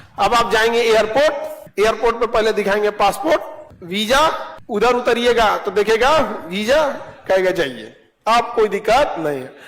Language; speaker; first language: Hindi; native; Hindi